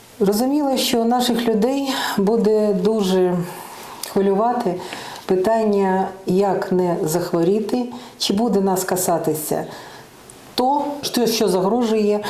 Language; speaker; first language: Ukrainian; non-native, local second language; Russian